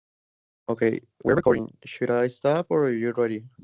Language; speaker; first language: English; non-native, learner; Spanish